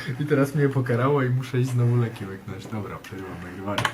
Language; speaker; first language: Polish; native; Polish